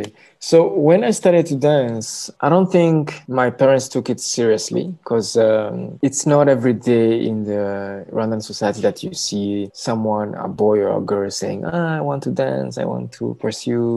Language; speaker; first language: English; non-native, local second language; Kinyarwanda